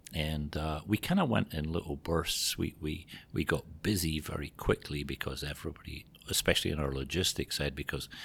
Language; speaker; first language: English; native; English